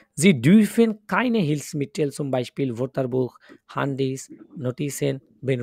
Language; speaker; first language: German; non-native, fluent; Bangla